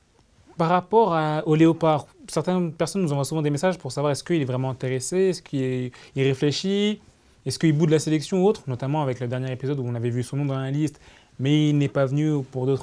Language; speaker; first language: French; native; French